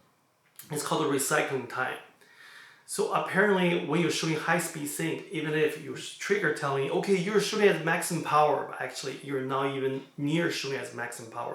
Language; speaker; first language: English; non-native, fluent; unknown